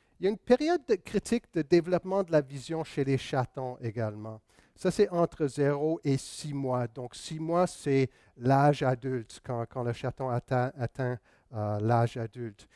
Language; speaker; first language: French; non-native, local second language; English